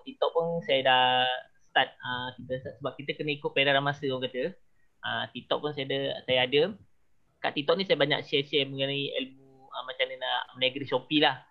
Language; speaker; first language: Malay; native; Malay